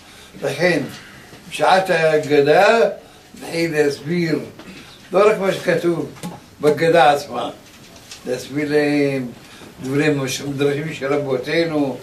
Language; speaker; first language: Hebrew; early bilingual, other home language; Arabic